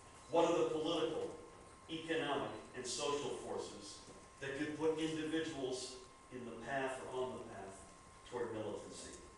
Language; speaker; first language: English; native; English